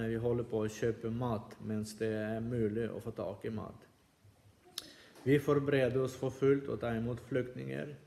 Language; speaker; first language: Swedish; non-native, fluent; Ukrainian